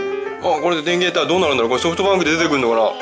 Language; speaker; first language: Japanese; native; Japanese